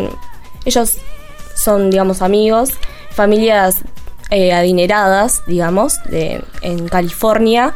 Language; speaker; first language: Spanish; native; Spanish